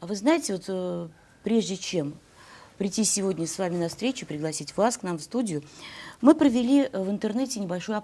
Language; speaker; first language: Russian; native; Russian